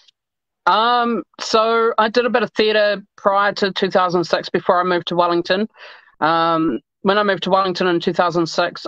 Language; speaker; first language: English; native; English